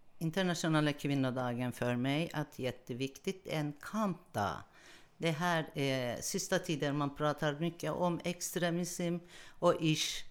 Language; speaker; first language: Swedish; non-native, learner; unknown